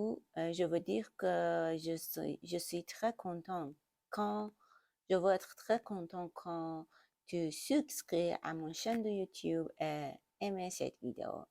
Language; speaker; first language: French; non-native, learner; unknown